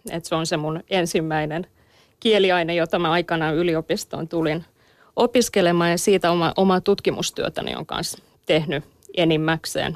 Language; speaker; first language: Finnish; native; Finnish